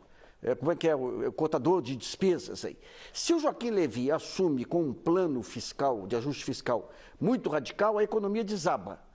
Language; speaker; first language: Portuguese; native; Portuguese